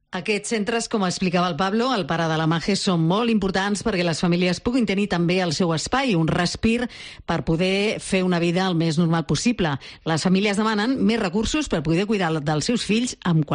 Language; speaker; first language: Catalan; native; Catalan